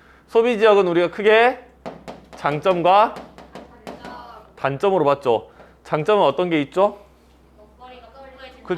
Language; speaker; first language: Korean; native; Korean